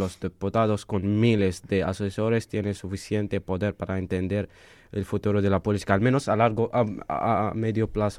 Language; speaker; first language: Spanish; non-native, fluent; Arabic